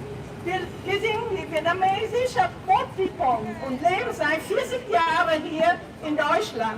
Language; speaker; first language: German; non-native, learner; Vietnamese